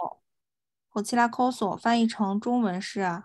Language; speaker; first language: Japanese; non-native, fluent; Chinese